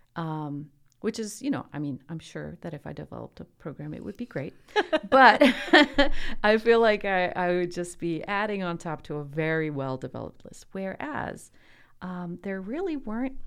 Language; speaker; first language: English; early bilingual, other home language; Italian